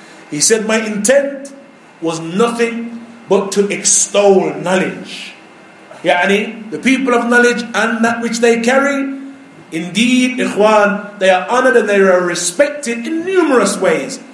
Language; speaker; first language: English; native; English